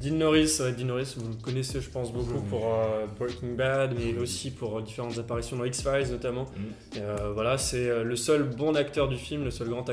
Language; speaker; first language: French; native; French